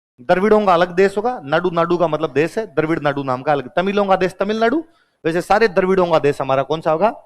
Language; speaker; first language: Hindi; non-native, local second language; Marwari